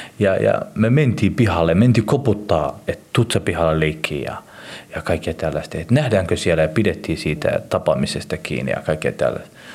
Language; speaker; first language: Finnish; early bilingual, other home language; Somali